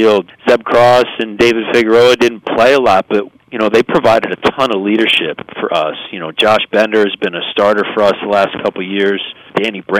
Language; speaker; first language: English; native; English